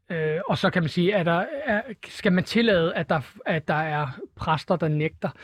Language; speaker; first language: Danish; native; Danish